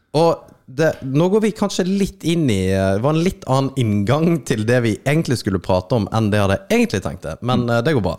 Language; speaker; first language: Norwegian; native; Norwegian